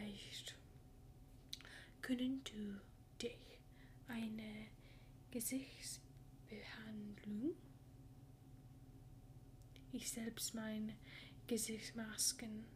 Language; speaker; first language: German; non-native, learner; English